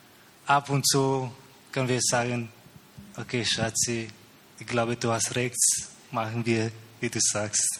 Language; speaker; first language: German; non-native, learner; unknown